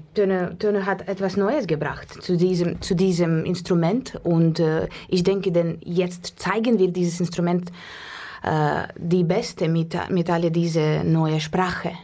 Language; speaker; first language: German; non-native, learner; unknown